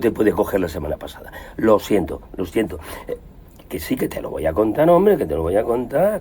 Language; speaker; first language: Spanish; native; Spanish